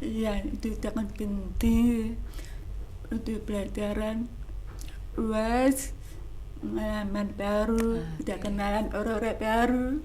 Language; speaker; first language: Indonesian; non-native, local second language; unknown